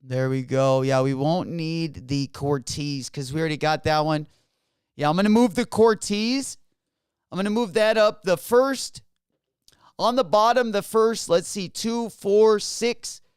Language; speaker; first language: English; native; English